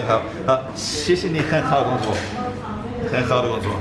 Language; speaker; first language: Chinese; non-native, learner; English